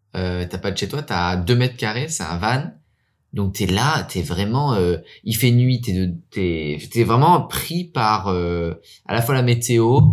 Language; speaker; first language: French; early bilingual, heritage; French